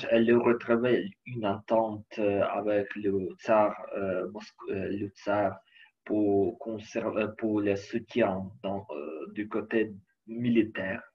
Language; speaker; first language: French; non-native, learner; Ukrainian